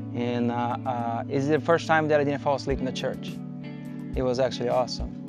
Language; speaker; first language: English; non-native, fluent; Portuguese